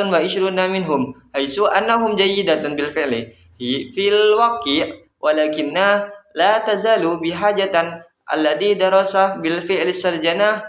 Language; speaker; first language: Arabic; non-native, learner; Indonesian